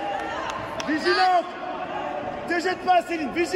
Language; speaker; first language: French; native; French